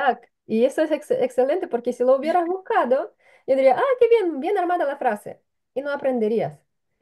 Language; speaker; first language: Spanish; non-native, fluent; Ukrainian